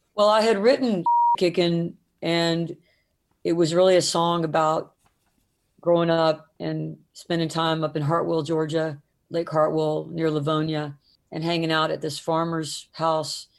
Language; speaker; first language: English; native; English